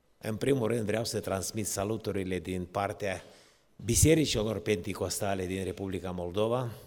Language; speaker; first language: Romanian; non-native, local second language; Ukrainian